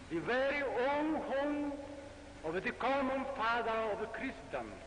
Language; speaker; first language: English; non-native, fluent; Italian